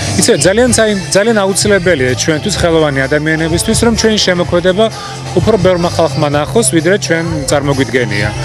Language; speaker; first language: Georgian; early bilingual, heritage; Georgian